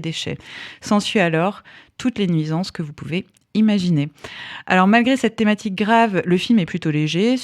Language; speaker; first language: French; native; French